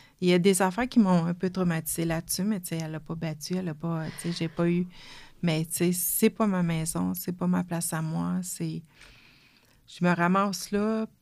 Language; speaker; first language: French; native; French